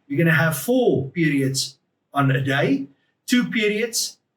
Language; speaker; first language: English; non-native, local second language; Afrikaans